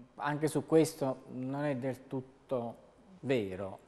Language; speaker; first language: Italian; native; Italian